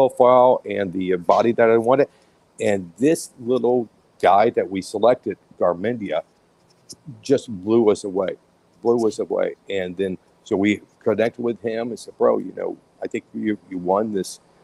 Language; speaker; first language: English; native; English